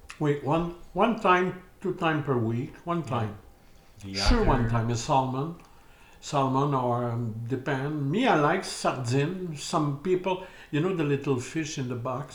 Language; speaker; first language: English; non-native, learner; French